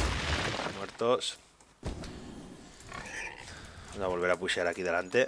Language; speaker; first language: Spanish; native; Spanish